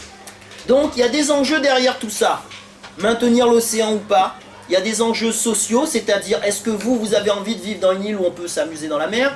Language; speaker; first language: French; native; French